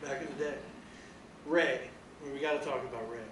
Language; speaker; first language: English; native; English